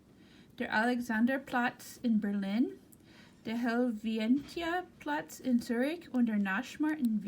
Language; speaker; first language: German; non-native, fluent; English